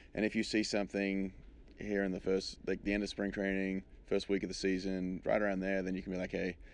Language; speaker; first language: English; native; English